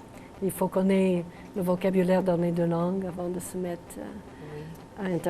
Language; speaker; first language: French; non-native, local second language; English